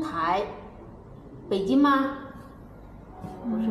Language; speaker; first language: Chinese; native; Chinese